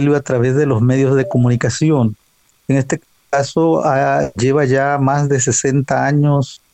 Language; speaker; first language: Spanish; native; Spanish